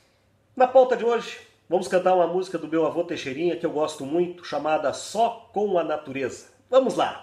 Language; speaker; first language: Portuguese; native; Portuguese